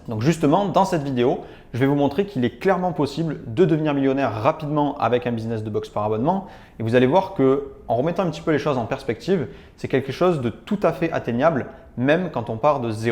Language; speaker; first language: French; native; French